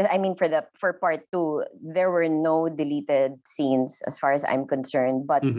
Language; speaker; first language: English; non-native, local second language; Filipino